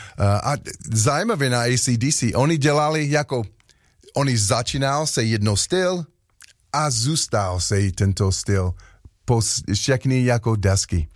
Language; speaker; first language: Czech; non-native, learner; English